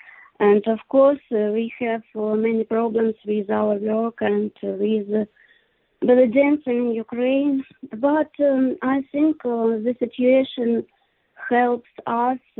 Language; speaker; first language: English; non-native, learner; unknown